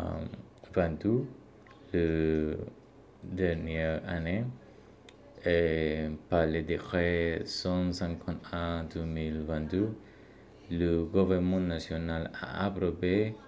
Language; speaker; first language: French; non-native, learner; Spanish